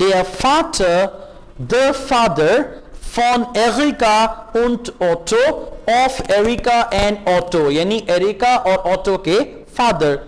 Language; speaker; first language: German; non-native, fluent; Urdu